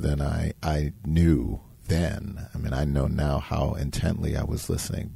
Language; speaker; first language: English; native; English